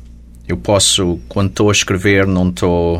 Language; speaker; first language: Portuguese; early bilingual, heritage; Portuguese